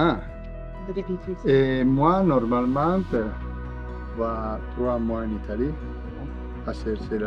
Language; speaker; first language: French; non-native, learner; Italian